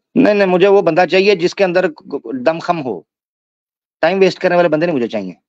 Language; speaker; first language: Hindi; native; Hindi